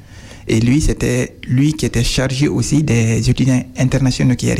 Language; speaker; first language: French; non-native, fluent; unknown